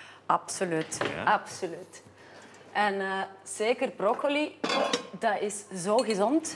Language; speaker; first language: Dutch; non-native, fluent; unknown